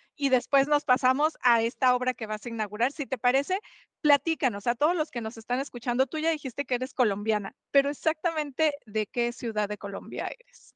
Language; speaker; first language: Spanish; native; Spanish